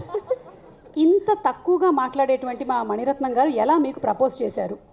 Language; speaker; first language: Telugu; native; Telugu